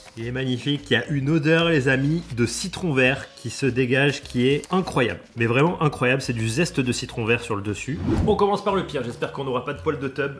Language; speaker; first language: French; native; French